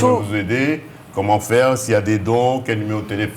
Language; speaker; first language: French; native; French